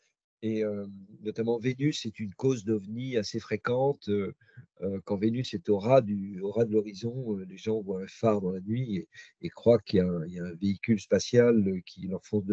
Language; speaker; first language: French; native; French